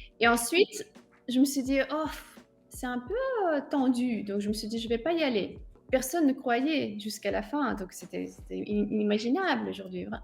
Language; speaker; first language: French; non-native, fluent; Russian